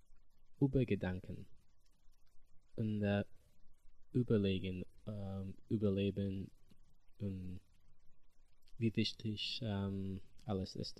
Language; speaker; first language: German; non-native, learner; English